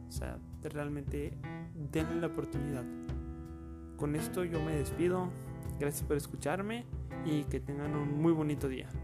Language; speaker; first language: Spanish; native; Spanish